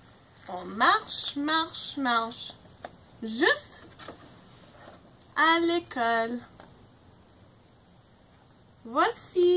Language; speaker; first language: French; non-native, fluent; English